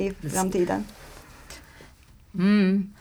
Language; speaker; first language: Swedish; non-native, learner; Turkish